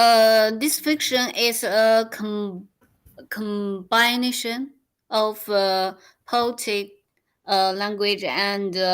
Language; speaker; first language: English; non-native, learner; Chinese